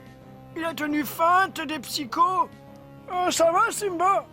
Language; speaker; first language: French; native; French